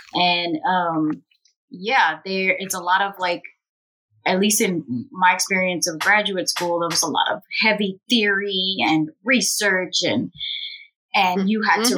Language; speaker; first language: English; native; English